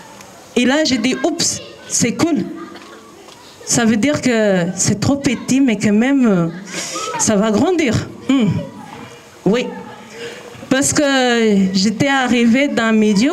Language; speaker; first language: French; non-native, learner; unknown